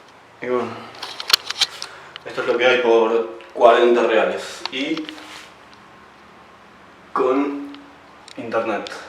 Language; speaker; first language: Spanish; native; Spanish